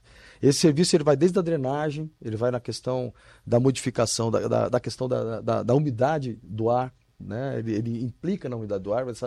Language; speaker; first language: Portuguese; native; Portuguese